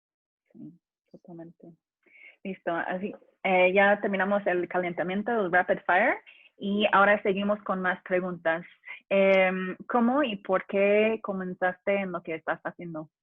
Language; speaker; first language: Spanish; non-native, fluent; English